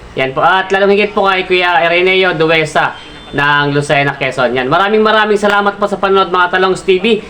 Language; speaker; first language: Filipino; native; Filipino